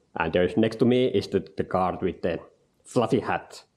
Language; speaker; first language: English; non-native, learner; Finnish